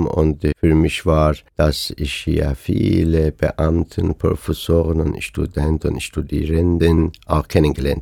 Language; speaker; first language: German; non-native, fluent; Persian